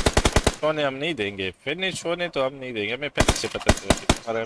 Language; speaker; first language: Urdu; non-native, local second language; Pashto